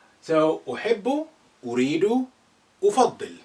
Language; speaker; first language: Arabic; non-native, fluent; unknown